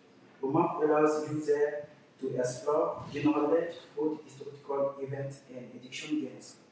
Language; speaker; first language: English; non-native, learner; French